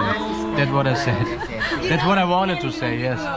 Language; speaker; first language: English; non-native, fluent; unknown